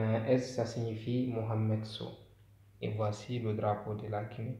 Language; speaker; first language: French; non-native, local second language; Fula